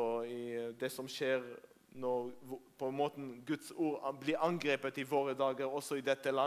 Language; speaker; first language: Norwegian; non-native, fluent; Hebrew